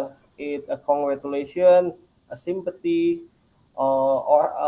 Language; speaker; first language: English; non-native, local second language; Indonesian